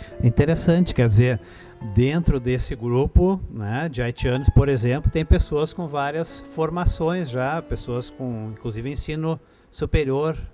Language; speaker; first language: Portuguese; native; Portuguese